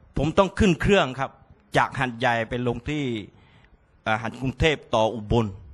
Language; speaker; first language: Thai; non-native, local second language; Malay